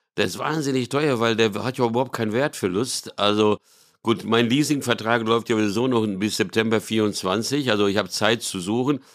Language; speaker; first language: German; early bilingual, other home language; Hungarian